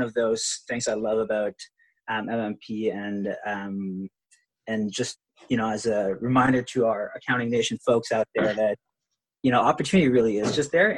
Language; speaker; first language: English; non-native, local second language; Filipino